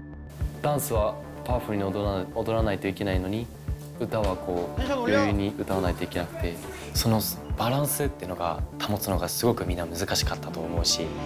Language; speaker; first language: Japanese; native; Japanese